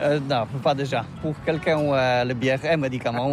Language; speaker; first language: French; non-native, learner; Polish